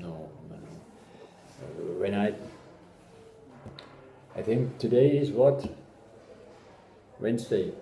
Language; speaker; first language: English; non-native, learner; German